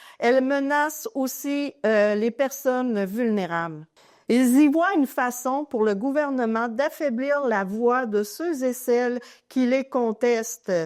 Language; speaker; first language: French; native; French